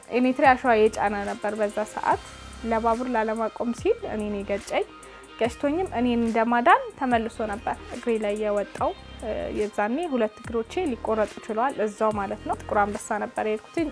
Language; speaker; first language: Amharic; native; Amharic